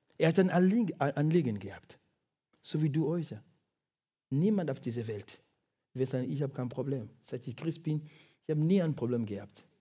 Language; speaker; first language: German; non-native, fluent; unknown